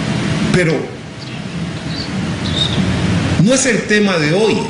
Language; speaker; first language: Spanish; non-native, local second language; English